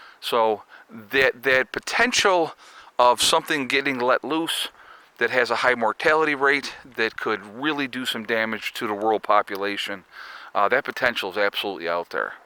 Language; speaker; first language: English; native; English